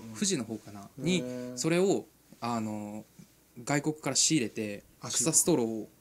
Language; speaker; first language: Japanese; native; Japanese